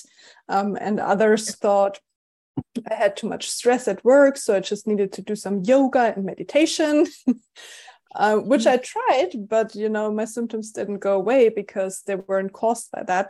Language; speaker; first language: English; non-native, fluent; German